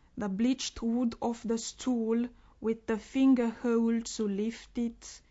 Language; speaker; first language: English; non-native, fluent; Romanian